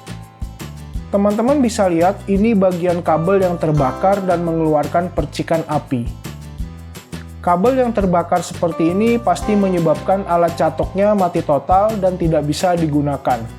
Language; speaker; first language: Indonesian; native; Indonesian